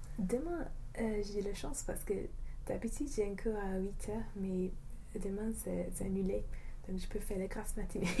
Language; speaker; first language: French; non-native, fluent; English